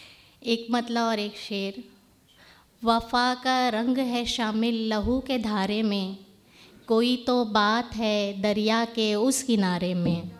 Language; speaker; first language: Hindi; native; Hindi